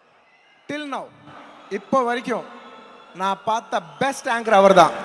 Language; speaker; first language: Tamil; non-native, local second language; Telugu